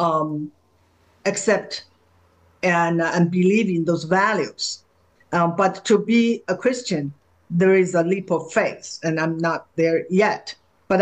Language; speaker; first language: English; non-native, fluent; Chinese